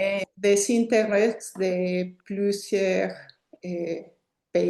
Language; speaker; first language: French; non-native, learner; Spanish